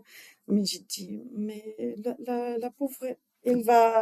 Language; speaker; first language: French; non-native, learner; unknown